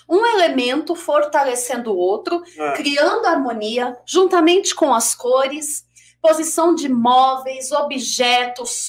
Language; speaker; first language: Portuguese; native; Portuguese